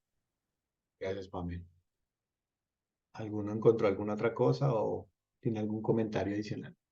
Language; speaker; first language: Spanish; native; Spanish